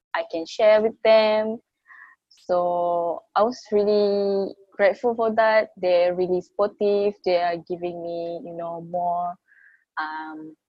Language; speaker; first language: English; non-native, local second language; Malay